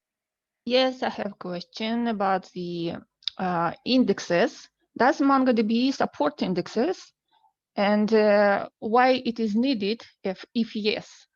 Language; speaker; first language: English; non-native, fluent; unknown